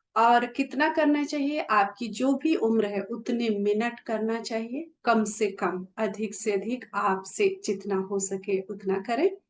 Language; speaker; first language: Hindi; native; Hindi